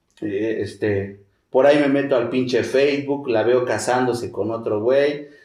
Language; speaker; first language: Spanish; native; Spanish